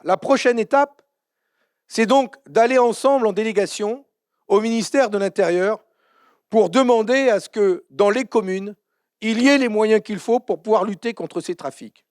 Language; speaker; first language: French; native; French